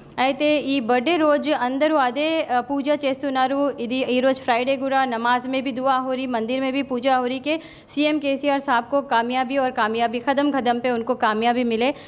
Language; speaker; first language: Hindi; non-native, local second language; Urdu